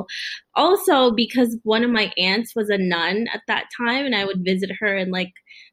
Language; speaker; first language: English; early bilingual, other home language; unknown